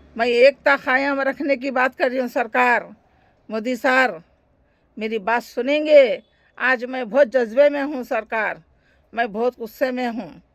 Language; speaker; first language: Hindi; native; Hindi